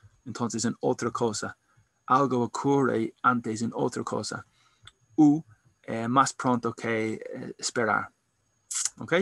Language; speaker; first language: Spanish; non-native, learner; English